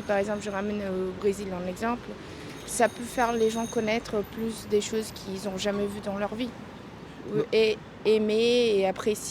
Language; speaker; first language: French; non-native, fluent; Portuguese